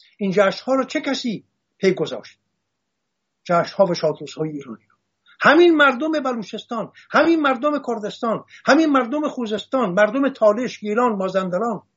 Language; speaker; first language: Persian; non-native, local second language; Assyrian Neo-Aramaic